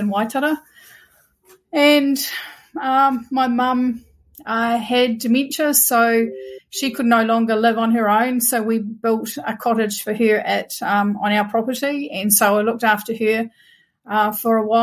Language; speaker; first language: English; native; English